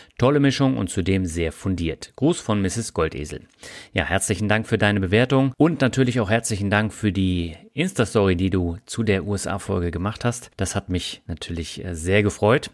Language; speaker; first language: German; native; German